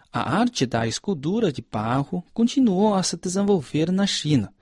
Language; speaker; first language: Portuguese; non-native, fluent; Chinese